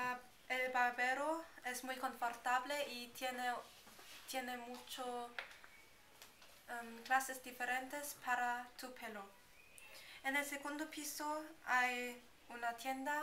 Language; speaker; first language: Spanish; non-native, learner; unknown